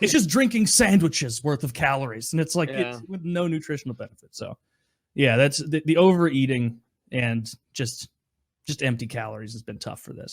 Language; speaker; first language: English; native; English